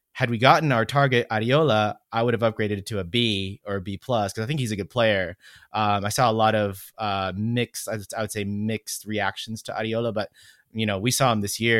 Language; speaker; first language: English; native; English